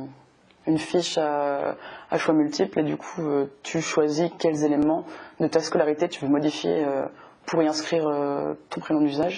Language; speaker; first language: French; native; French